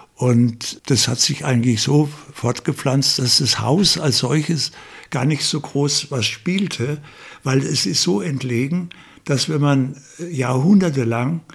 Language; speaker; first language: German; native; German